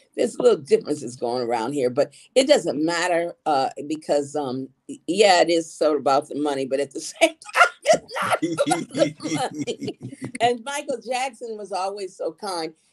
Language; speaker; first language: English; native; English